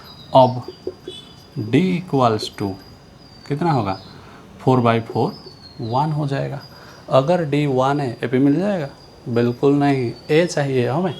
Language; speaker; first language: Hindi; non-native, local second language; Odia